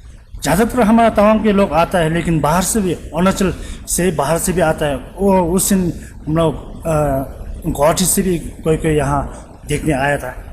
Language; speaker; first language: Hindi; non-native, local second language; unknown